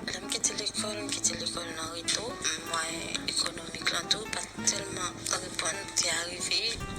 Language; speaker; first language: Haitian Creole; native; Haitian Creole